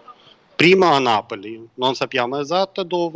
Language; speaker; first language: Italian; non-native, learner; Ukrainian